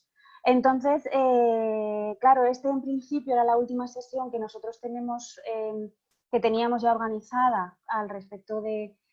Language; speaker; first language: Spanish; native; Spanish